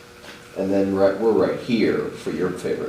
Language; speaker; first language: English; native; English